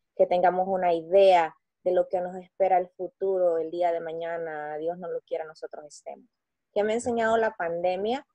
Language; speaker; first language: Spanish; native; Spanish